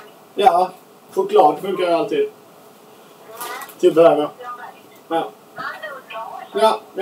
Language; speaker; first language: Swedish; native; Swedish